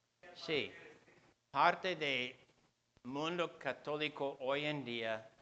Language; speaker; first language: Spanish; non-native, fluent; English